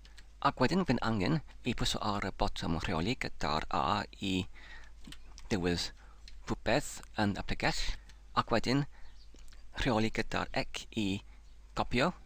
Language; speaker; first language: Welsh; non-native, learner; English